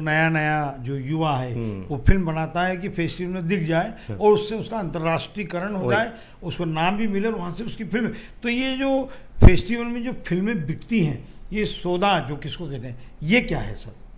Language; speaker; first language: Hindi; native; Hindi